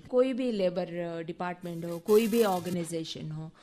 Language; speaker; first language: Hindi; non-native, local second language; Telugu